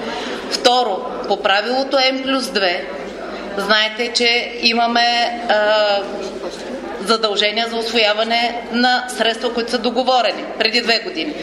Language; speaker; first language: Bulgarian; native; Bulgarian